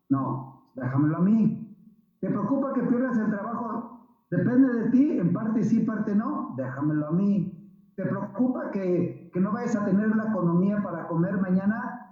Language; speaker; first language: Spanish; native; Spanish